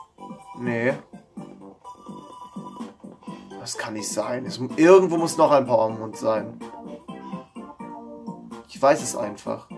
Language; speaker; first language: German; native; German